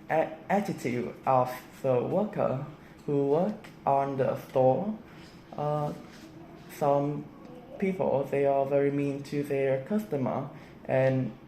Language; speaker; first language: English; non-native, learner; Vietnamese